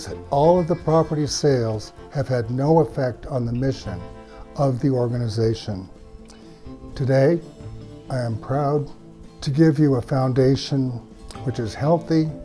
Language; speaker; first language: English; native; English